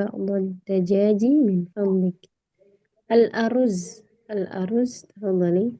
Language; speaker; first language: Arabic; non-native, fluent; Indonesian